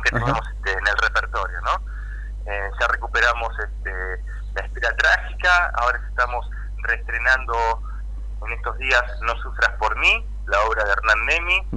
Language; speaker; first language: Spanish; native; Spanish